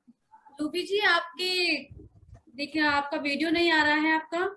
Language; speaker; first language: Hindi; native; Hindi